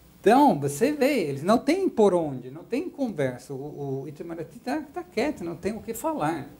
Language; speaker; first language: Portuguese; non-native, fluent; Dutch